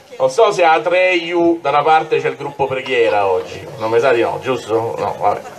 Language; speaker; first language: Italian; native; Italian